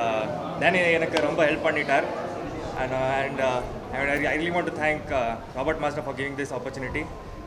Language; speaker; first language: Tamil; non-native, learner; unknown